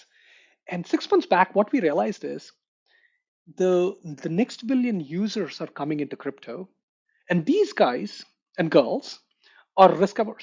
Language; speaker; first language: English; non-native, local second language; Telugu